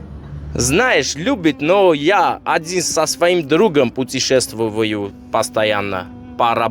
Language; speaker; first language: Russian; non-native, learner; Armenian